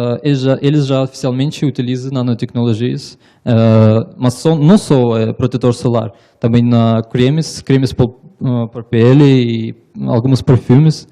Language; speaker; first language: Portuguese; non-native, learner; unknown